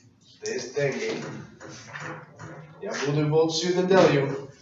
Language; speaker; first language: Russian; non-native, learner; English